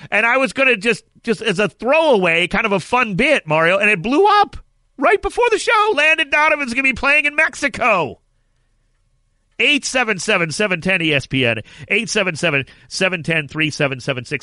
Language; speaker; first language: English; native; English